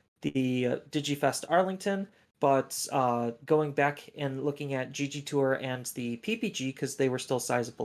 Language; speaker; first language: English; native; English